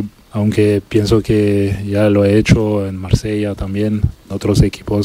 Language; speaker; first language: Spanish; non-native, local second language; French